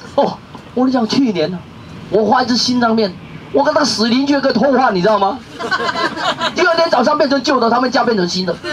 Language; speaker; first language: Chinese; non-native, fluent; Vietnamese